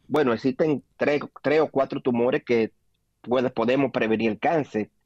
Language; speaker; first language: Spanish; native; Spanish